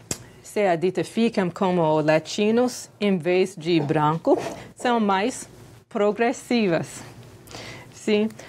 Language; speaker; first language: Portuguese; non-native, fluent; English